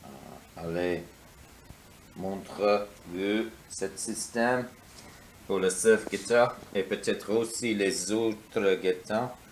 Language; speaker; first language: French; non-native, learner; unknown